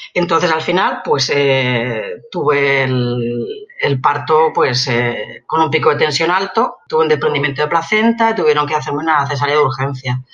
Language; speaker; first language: Spanish; native; Spanish